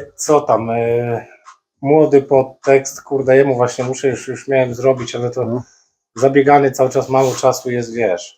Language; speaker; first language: Polish; native; Polish